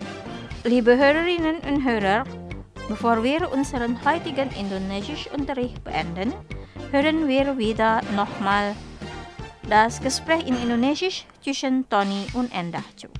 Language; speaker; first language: German; non-native, fluent; Indonesian